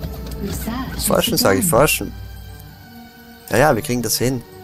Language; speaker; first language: German; native; German